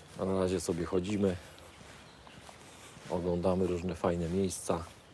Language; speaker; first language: Polish; native; Polish